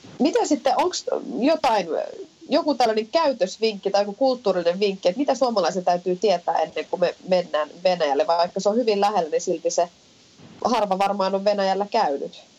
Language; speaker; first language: Finnish; native; Finnish